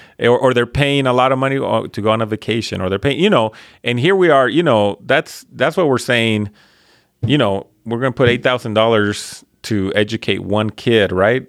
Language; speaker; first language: English; early bilingual, other home language; Spanish